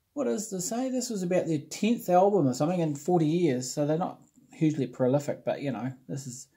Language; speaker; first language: English; native; English